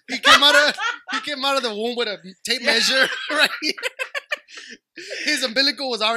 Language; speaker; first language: English; early bilingual, other home language; Spanish